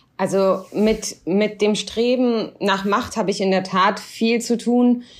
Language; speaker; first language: German; early bilingual, other home language; Arabic